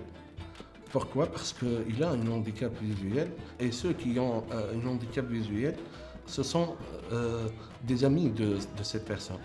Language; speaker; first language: French; non-native, local second language; Arabic